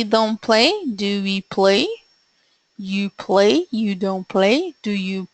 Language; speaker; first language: English; non-native, fluent; Portuguese